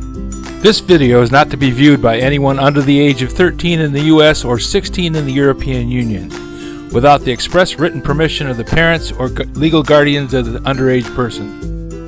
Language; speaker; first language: English; native; English